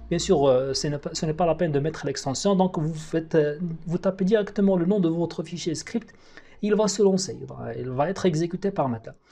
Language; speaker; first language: French; non-native, local second language; Arabic